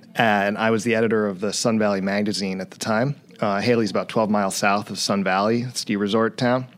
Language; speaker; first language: English; native; English